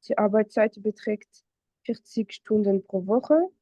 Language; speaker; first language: German; non-native, fluent; French